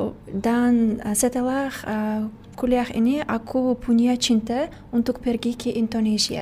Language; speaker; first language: Indonesian; non-native, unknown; Uzbek